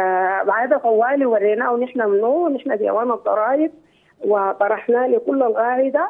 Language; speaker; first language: Arabic; native; Arabic